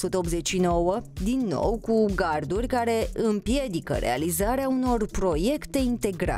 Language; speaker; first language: Romanian; native; Romanian